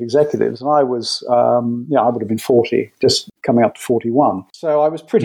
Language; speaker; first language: English; native; English